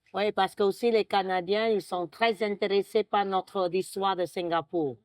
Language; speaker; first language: French; non-native, fluent; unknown